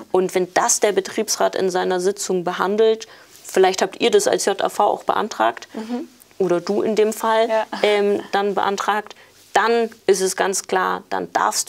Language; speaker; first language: German; native; German